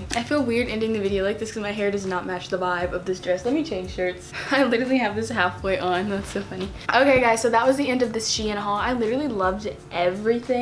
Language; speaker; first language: English; native; English